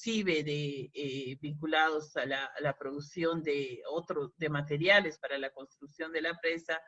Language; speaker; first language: Spanish; native; Spanish